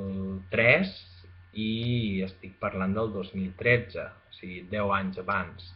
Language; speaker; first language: Catalan; non-native, fluent; Spanish